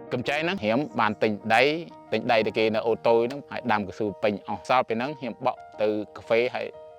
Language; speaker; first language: Khmer; non-native, local second language; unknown